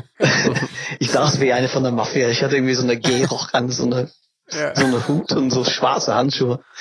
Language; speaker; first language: German; non-native, fluent; English